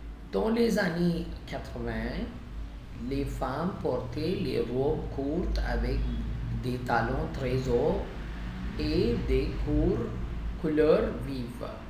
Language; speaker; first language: French; non-native, fluent; Tamil